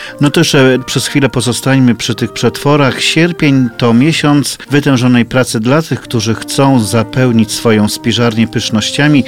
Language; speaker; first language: Polish; native; Polish